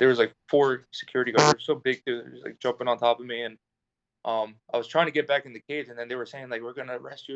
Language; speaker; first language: English; native; English